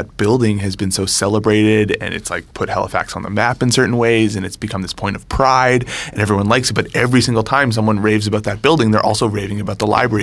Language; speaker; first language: English; native; English